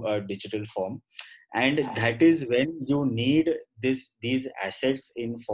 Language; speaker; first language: English; non-native, local second language; Gujarati